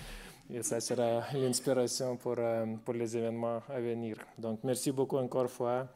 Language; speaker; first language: French; non-native, fluent; Lithuanian